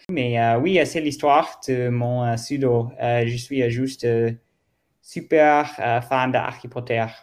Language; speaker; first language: French; non-native, learner; German